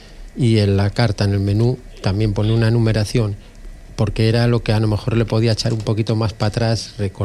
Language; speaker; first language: Spanish; native; Spanish